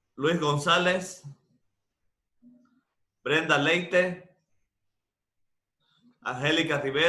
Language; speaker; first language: Spanish; native; Spanish